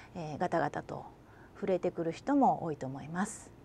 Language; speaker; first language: Japanese; native; Japanese